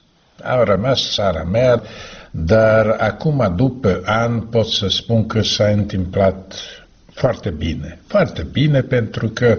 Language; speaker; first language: Romanian; non-native, learner; Slovak